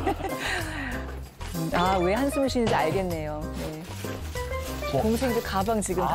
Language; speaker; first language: Korean; native; Korean